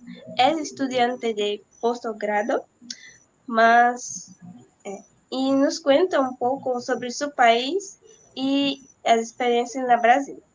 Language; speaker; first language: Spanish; non-native, learner; Portuguese